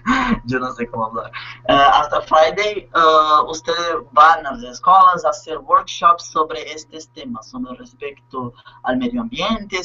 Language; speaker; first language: Spanish; non-native, learner; Portuguese